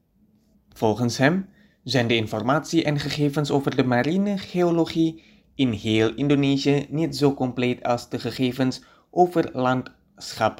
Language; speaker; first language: Dutch; non-native, fluent; Indonesian